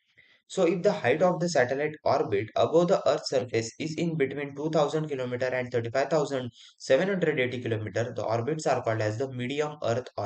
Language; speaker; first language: English; non-native, local second language; Hindi